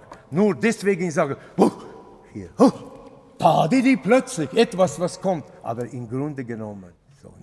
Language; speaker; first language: German; non-native, fluent; Latvian